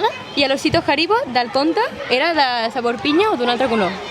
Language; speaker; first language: Catalan; native; Catalan